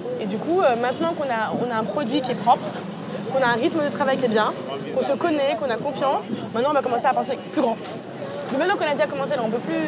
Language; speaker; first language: French; native; French